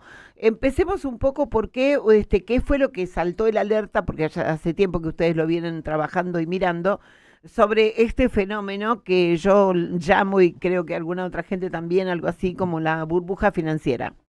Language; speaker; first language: Spanish; native; Spanish